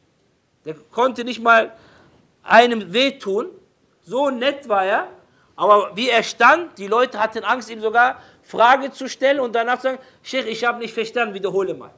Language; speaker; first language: German; non-native, fluent; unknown